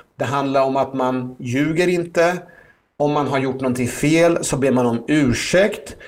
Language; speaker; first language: Swedish; early bilingual, other home language; Persian